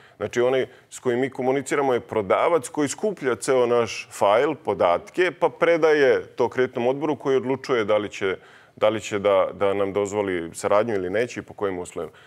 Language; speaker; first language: Bosnian; native; Bosnian